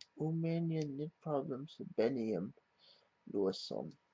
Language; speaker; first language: Russian; non-native, learner; English